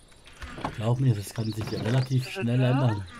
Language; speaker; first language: German; native; German